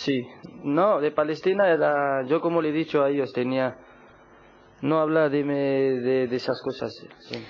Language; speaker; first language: Spanish; non-native, learner; Arabic